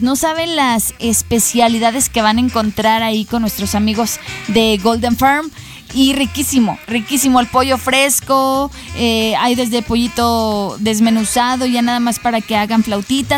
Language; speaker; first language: Spanish; native; Spanish